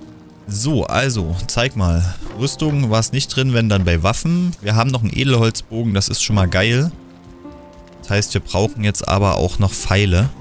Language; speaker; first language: German; native; German